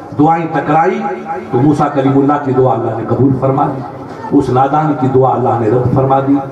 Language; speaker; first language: Urdu; non-native, local second language; Sindhi